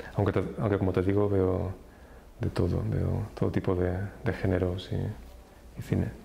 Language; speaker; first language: Spanish; native; Spanish